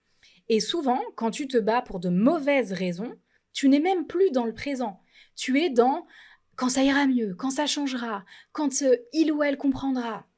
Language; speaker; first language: French; native; French